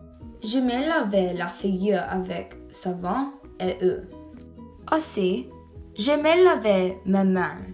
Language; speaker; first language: French; non-native, learner; English